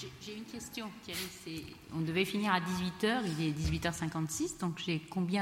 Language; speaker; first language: French; native; French